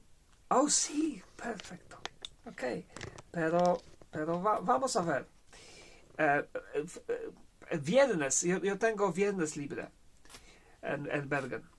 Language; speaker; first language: Spanish; non-native, learner; Polish